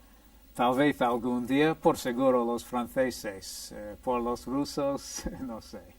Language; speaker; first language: Spanish; non-native, fluent; English